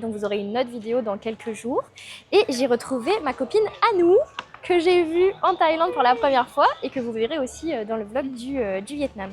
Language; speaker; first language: French; native; French